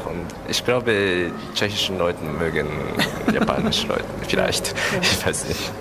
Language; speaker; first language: German; non-native, learner; Japanese